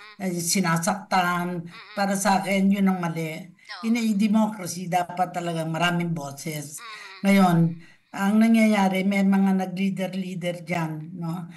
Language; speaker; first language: Filipino; native; Filipino